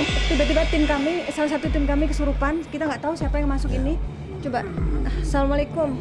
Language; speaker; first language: Indonesian; native; Indonesian